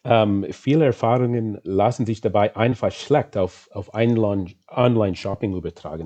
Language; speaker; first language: German; non-native, fluent; English